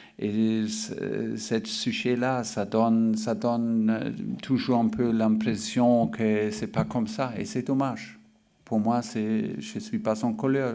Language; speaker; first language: French; non-native, fluent; German